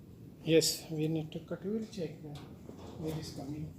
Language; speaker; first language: English; non-native, learner; Hindi